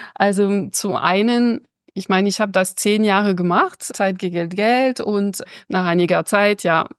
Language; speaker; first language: German; non-native, fluent; French